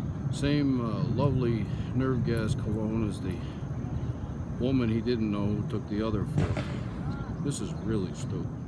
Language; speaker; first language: English; native; English